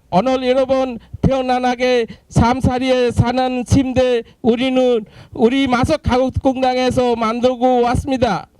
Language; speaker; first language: Korean; non-native, learner; Bangla